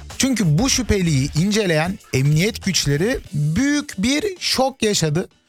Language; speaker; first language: Turkish; early bilingual, heritage; Turkish